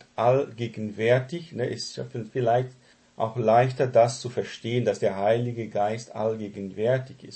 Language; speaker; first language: German; non-native, fluent; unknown